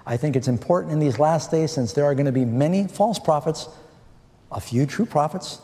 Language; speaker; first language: English; native; English